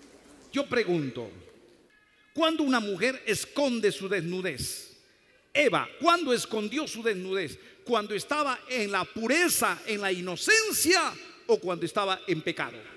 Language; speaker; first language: Spanish; native; Spanish